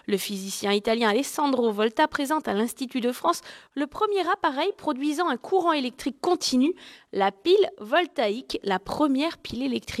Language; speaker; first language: French; native; French